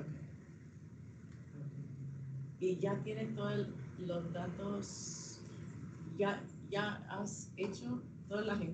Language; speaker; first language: Spanish; non-native, fluent; English